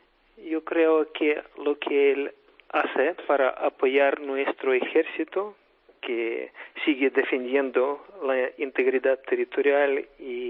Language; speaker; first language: Spanish; non-native, fluent; Ukrainian